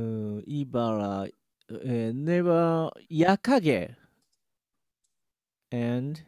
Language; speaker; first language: English; non-native, learner; Japanese